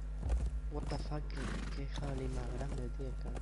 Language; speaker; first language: Spanish; native; Spanish